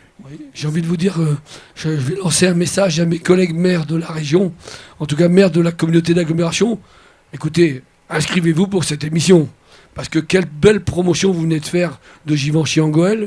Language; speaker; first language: French; native; French